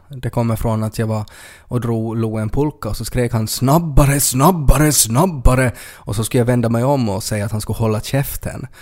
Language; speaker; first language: Swedish; native; Swedish